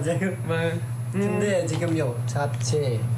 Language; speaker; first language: Korean; non-native, learner; Filipino